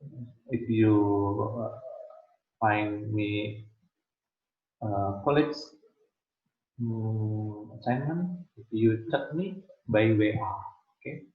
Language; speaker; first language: English; non-native, learner; Indonesian